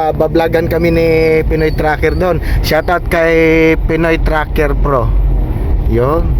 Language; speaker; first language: Filipino; non-native, local second language; Cebuano